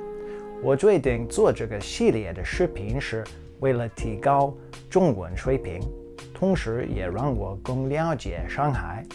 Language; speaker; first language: Chinese; non-native, fluent; English